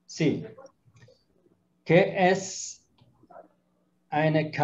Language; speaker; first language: Spanish; non-native, fluent; German